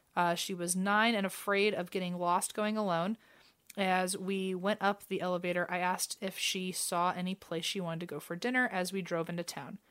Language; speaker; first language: English; native; English